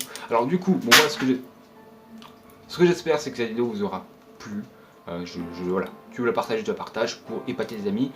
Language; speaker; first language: French; native; French